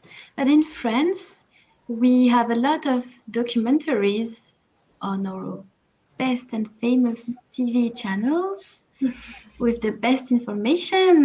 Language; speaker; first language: English; non-native, learner; French